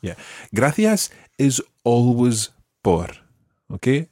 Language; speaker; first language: Spanish; non-native, fluent; English